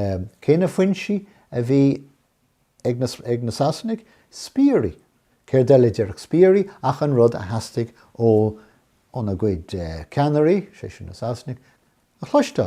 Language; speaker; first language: Irish; non-native, local second language; English